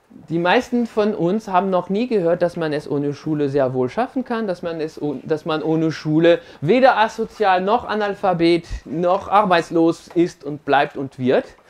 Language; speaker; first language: German; non-native, fluent; French